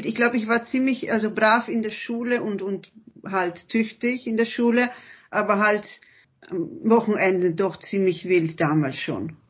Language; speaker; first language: German; early bilingual, other home language; Italian